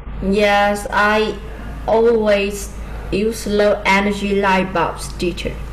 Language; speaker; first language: English; non-native, learner; Vietnamese